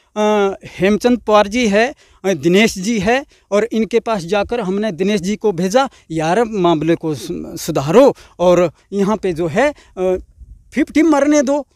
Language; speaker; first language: Hindi; non-native, local second language; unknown